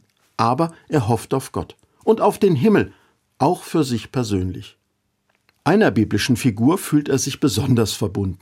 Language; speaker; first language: German; native; German